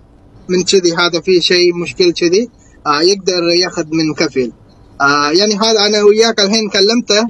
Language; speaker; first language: Arabic; non-native, learner; Tamil